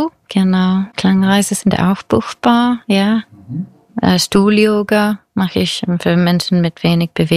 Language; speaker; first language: German; non-native, fluent; English